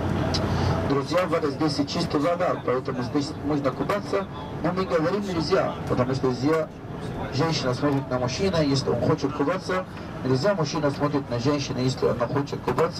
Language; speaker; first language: Russian; non-native, learner; Arabic